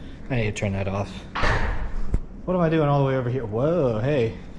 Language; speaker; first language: English; native; English